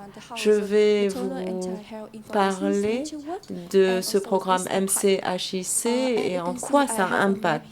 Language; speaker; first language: French; non-native, fluent; Vietnamese